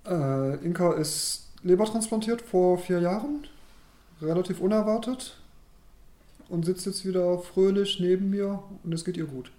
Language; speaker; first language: German; native; German